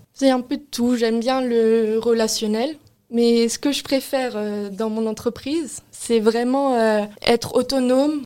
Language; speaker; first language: French; native; French